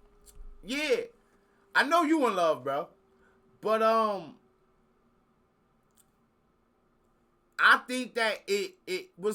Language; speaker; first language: English; native; English